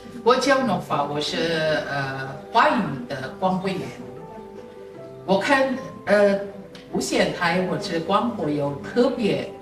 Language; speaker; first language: Chinese; non-native, local second language; Indonesian